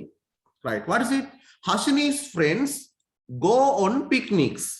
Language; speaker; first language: English; non-native, local second language; Sinhala